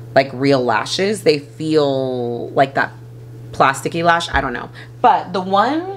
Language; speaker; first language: English; native; English